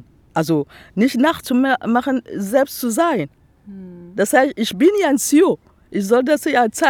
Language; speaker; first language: German; non-native, fluent; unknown